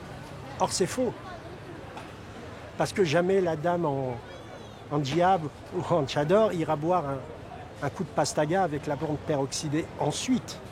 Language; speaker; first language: French; native; French